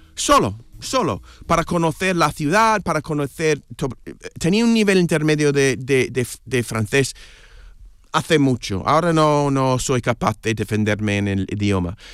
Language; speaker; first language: Spanish; non-native, fluent; English